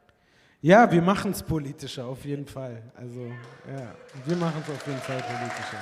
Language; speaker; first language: German; early bilingual, other home language; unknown